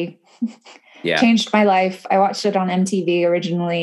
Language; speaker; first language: English; native; English